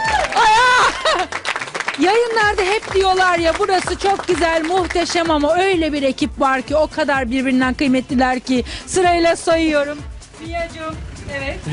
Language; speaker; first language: Turkish; native; Turkish